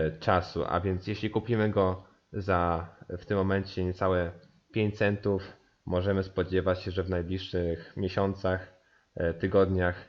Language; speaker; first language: Polish; native; Polish